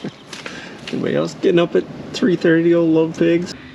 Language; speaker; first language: English; native; English